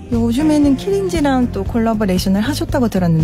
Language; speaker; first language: Korean; native; Korean